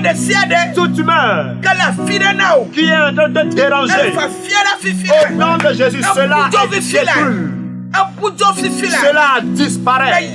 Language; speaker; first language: French; non-native, local second language; Ewe